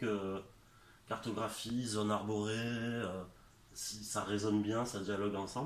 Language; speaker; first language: French; native; French